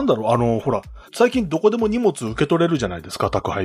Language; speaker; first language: Japanese; native; Japanese